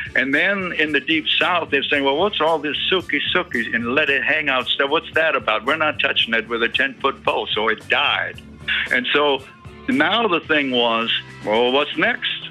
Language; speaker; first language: English; early bilingual, other home language; German